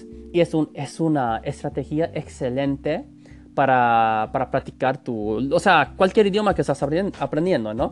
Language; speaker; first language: Spanish; non-native, fluent; English